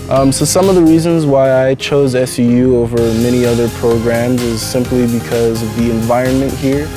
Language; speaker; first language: English; native; English